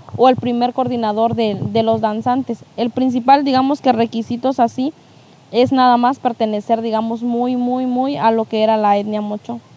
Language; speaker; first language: Spanish; native; Spanish